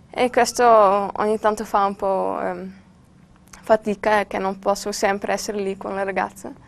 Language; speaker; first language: Italian; non-native, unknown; Dutch